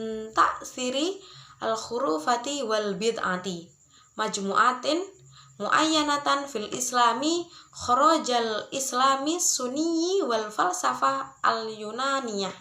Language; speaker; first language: Arabic; non-native, learner; Indonesian